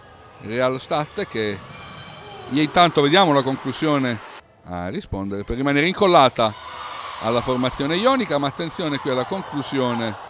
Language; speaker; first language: Italian; native; Italian